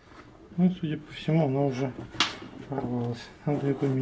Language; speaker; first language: Russian; native; Russian